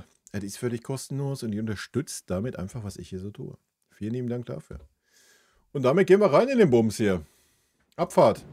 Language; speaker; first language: German; native; German